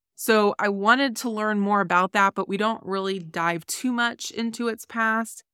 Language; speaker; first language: English; native; English